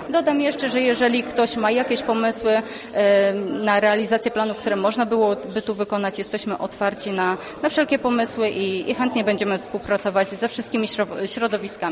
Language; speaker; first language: Polish; native; Polish